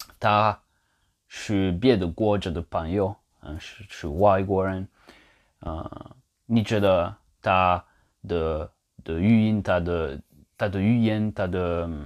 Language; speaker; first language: Chinese; non-native, learner; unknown